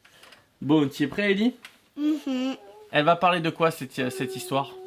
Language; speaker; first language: French; native; French